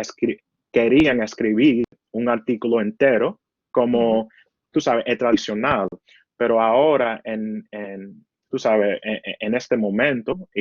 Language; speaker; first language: Spanish; early bilingual, heritage; Spanish